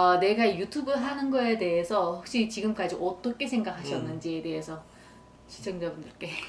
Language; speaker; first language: Kazakh; native; Kazakh